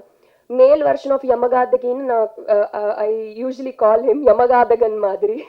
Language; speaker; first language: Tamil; non-native, learner; Telugu